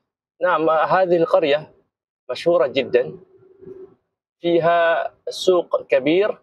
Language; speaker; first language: Arabic; non-native, fluent; Malay